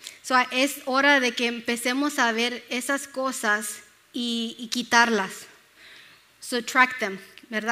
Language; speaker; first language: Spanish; early bilingual, other home language; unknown